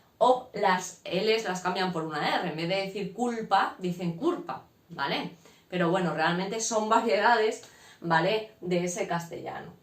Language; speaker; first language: Spanish; native; Spanish